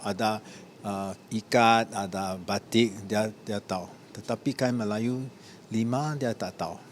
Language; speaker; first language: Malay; non-native, learner; English